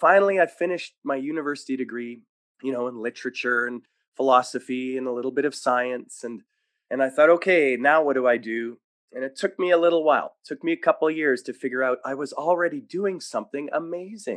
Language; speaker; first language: English; native; English